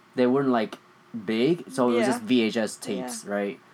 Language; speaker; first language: English; early bilingual, other home language; Vietnamese